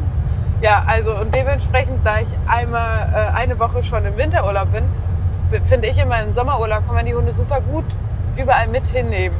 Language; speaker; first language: German; native; German